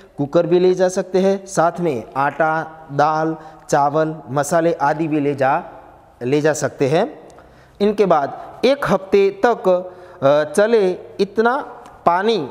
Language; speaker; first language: Hindi; non-native, local second language; Gujarati